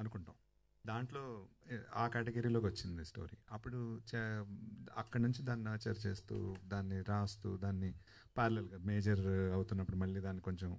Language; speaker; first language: Telugu; native; Telugu